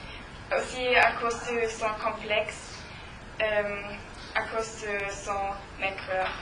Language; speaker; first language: French; non-native, learner; German